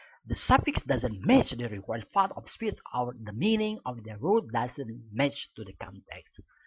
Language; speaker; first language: English; non-native, fluent; Indonesian